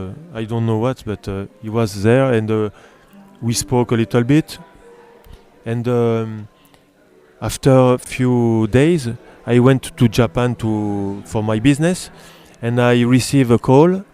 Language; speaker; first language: English; non-native, learner; French